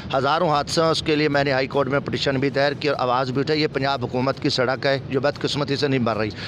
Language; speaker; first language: Urdu; non-native, local second language; Saraiki